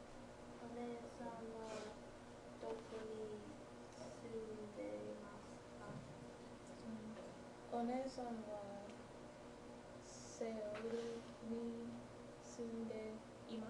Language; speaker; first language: Japanese; non-native, learner; English